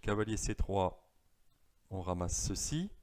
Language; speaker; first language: French; native; French